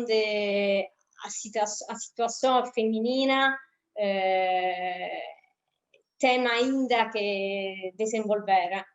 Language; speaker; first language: Portuguese; non-native, fluent; Italian